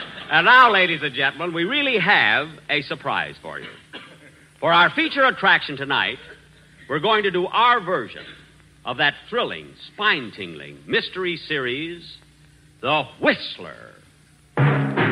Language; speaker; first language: English; native; English